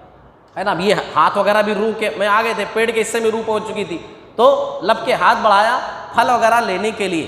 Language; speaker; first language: Urdu; native; Urdu